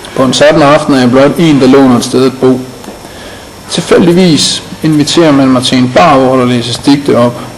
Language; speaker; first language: Danish; native; Danish